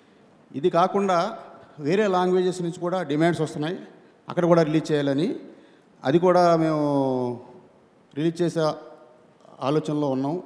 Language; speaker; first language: Telugu; native; Telugu